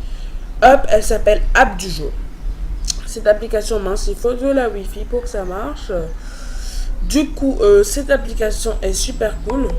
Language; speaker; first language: French; native; French